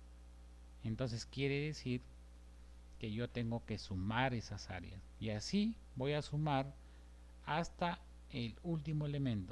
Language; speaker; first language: Spanish; native; Spanish